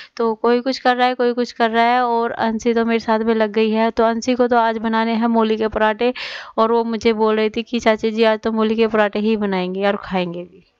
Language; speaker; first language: Hindi; native; Hindi